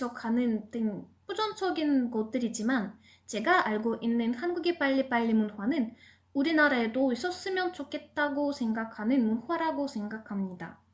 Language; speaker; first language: Korean; non-native, fluent; Russian